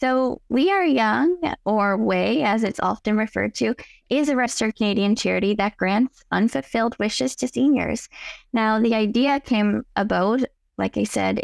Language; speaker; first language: English; native; English